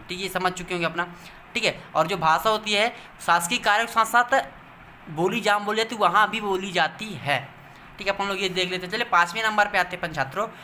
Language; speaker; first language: Hindi; native; Hindi